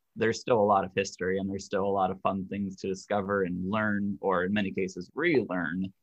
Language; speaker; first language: English; native; English